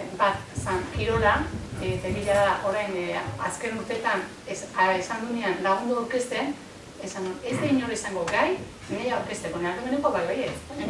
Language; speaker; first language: Basque; native; Basque